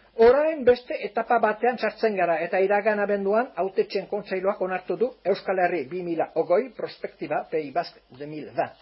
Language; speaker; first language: Basque; native; Basque